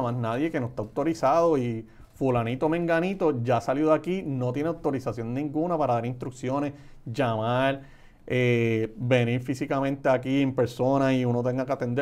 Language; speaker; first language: Spanish; native; Spanish